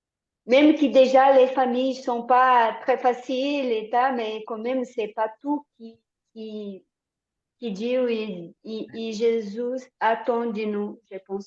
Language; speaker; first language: French; non-native, learner; Portuguese